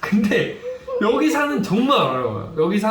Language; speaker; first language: Korean; native; Korean